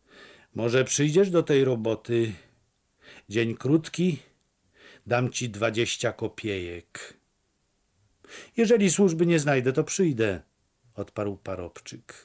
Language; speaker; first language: Polish; native; Polish